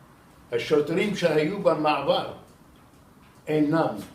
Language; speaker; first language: Hebrew; non-native, fluent; Arabic